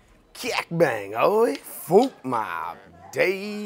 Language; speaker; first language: Vietnamese; non-native, learner; English